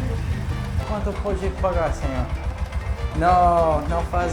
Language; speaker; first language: Portuguese; non-native, learner; English